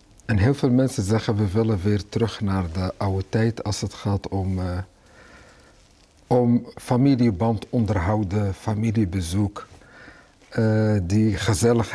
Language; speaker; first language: Dutch; early bilingual, other home language; Arabic